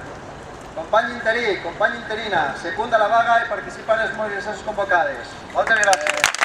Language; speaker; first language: Catalan; native; Catalan